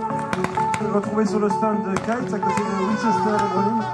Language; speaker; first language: French; native; French